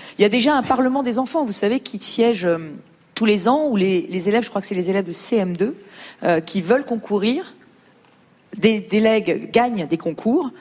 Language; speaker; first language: French; native; French